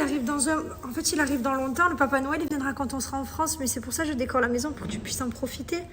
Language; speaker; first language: French; native; French